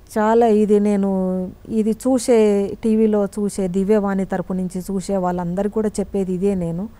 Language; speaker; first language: Telugu; native; Telugu